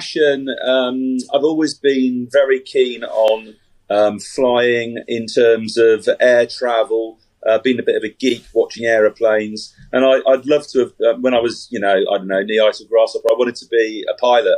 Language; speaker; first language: English; native; English